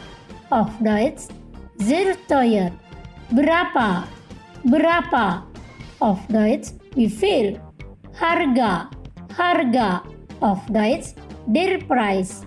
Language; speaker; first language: German; non-native, fluent; Indonesian